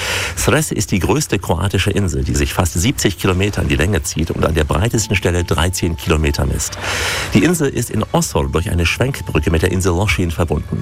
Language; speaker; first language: German; native; German